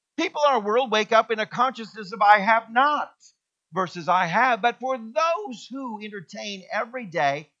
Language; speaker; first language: English; native; English